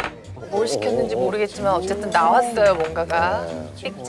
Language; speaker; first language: Korean; native; Korean